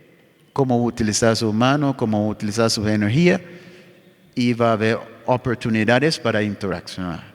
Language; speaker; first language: Spanish; non-native, fluent; English